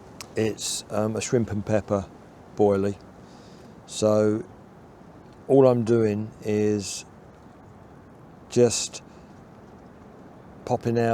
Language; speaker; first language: English; native; English